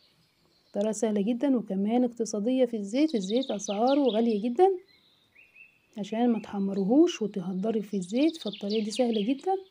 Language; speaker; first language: Arabic; native; Arabic